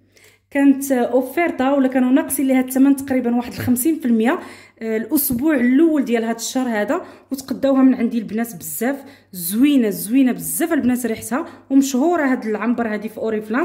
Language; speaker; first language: Arabic; native; Arabic